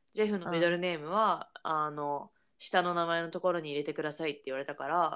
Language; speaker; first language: Japanese; native; Japanese